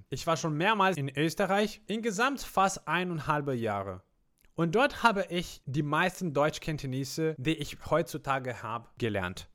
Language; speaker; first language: German; non-native, fluent; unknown